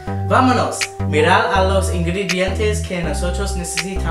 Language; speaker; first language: Spanish; non-native, learner; English